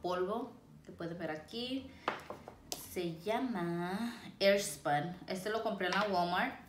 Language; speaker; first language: Spanish; early bilingual, heritage; Spanish